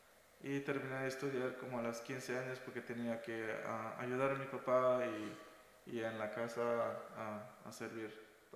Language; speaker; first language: Spanish; non-native, local second language; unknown